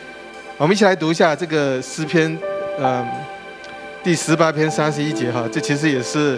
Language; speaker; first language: Chinese; native; Chinese